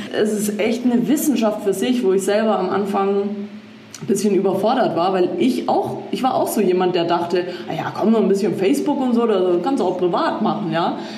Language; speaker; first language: German; early bilingual, other home language; Croatian